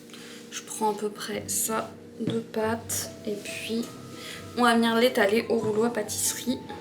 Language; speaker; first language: French; native; French